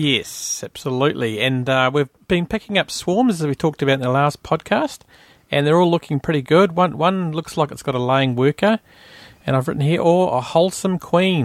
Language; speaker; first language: English; native; English